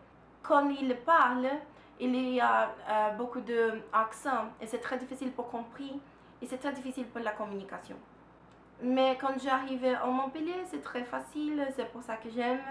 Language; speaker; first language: French; non-native, learner; Portuguese